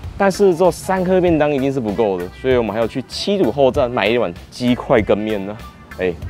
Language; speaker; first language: Chinese; native; Chinese